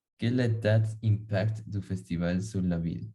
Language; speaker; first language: French; non-native, learner; Spanish